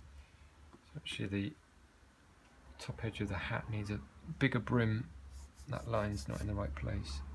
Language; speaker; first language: English; native; English